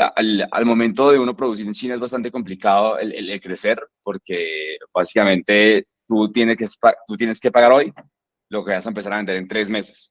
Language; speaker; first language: Spanish; native; Spanish